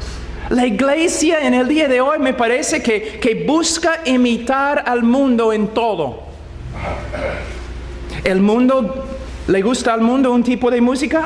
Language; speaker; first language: Spanish; non-native, fluent; English